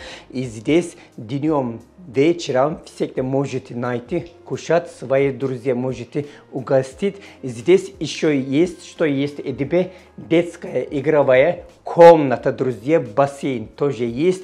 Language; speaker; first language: Russian; non-native, learner; Turkish